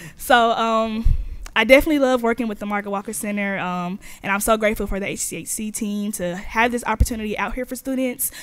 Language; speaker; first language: English; native; English